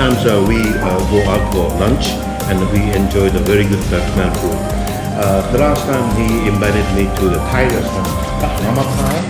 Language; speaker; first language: English; non-native, fluent; Khmer